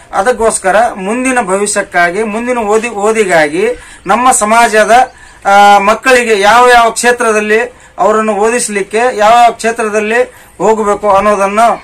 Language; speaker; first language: Kannada; non-native, local second language; Lambadi